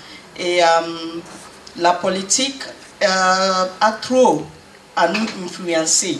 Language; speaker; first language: French; non-native, learner; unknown